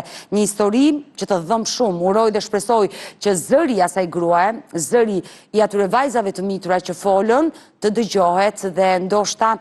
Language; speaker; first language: Albanian; native; Albanian